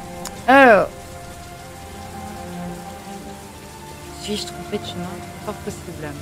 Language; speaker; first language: French; native; French